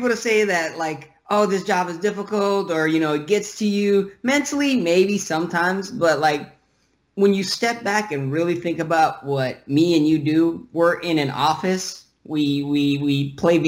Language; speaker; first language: English; early bilingual, other home language; Russian